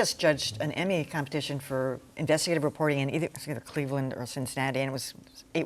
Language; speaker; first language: English; native; English